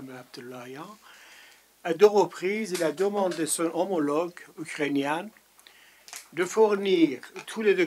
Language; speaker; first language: French; non-native, fluent; Persian